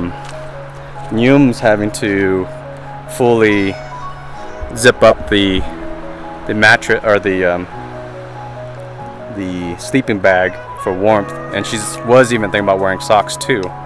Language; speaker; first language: English; early bilingual, other home language; Vietnamese